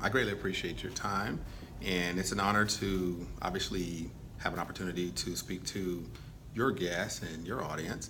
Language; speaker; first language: English; native; English